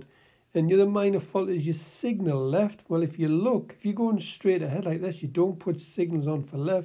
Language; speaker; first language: English; native; English